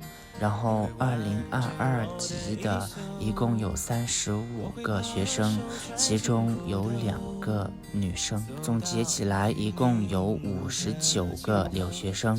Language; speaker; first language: Chinese; non-native, fluent; Lao